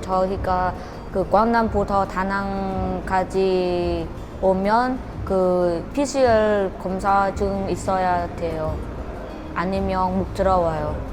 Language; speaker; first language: Korean; non-native, learner; Vietnamese